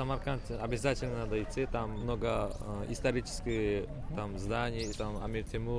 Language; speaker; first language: Russian; non-native, learner; Uzbek